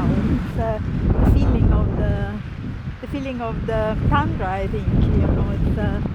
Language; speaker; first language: English; non-native, fluent; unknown